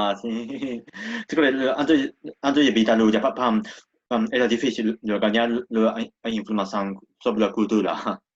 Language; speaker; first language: Portuguese; non-native, learner; Japanese